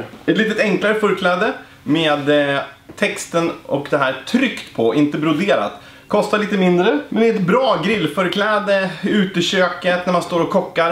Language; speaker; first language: Swedish; native; Swedish